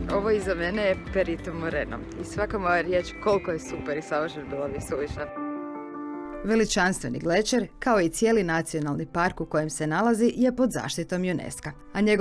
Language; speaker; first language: Croatian; native; Croatian